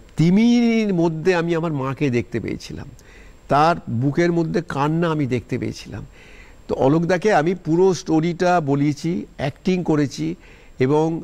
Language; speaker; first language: Bangla; native; Bangla